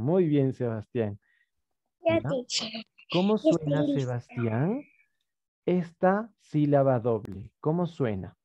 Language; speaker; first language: Spanish; native; Spanish